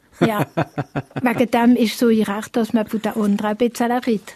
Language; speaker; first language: German; non-native, local second language; Swiss German